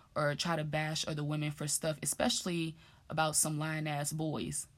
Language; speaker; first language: English; native; English